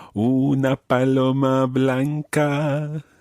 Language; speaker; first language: Spanish; non-native, fluent; English